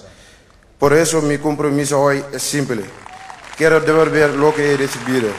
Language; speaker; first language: Spanish; non-native, learner; Wolof